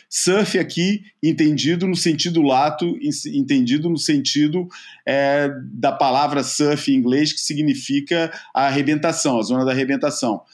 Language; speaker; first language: Portuguese; native; Portuguese